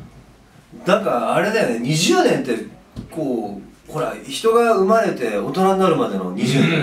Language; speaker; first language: Japanese; native; Japanese